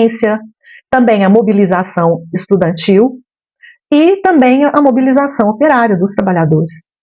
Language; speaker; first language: Portuguese; native; Portuguese